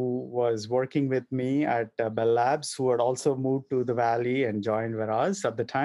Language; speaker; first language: English; non-native, local second language; Kannada